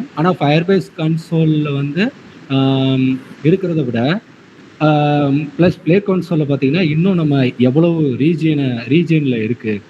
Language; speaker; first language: Tamil; native; Tamil